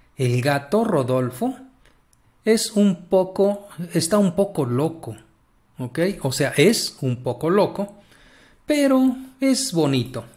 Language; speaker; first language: Spanish; native; Spanish